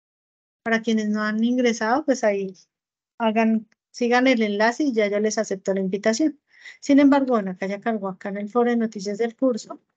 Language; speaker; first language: Spanish; native; Spanish